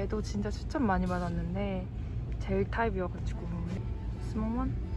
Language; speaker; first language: Korean; native; Korean